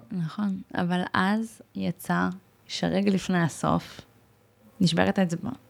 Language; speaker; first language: Hebrew; early bilingual, other home language; Russian